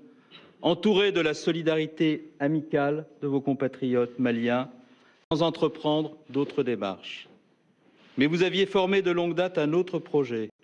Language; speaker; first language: French; native; French